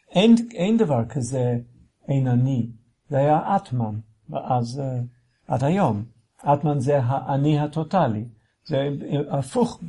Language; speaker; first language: Hebrew; non-native, fluent; English